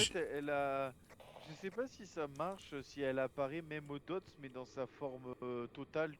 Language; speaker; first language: French; native; French